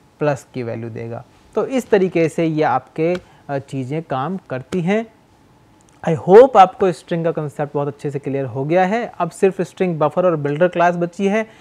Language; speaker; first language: Hindi; native; Hindi